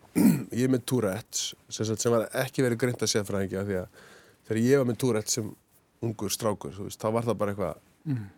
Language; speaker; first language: Icelandic; native; Icelandic